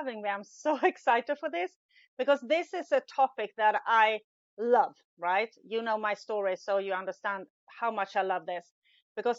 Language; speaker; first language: English; non-native, fluent; Swedish